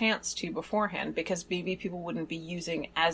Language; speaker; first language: English; native; English